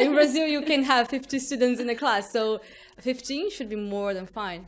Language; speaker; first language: English; non-native, fluent; Portuguese